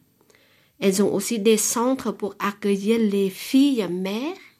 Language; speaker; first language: French; non-native, fluent; Vietnamese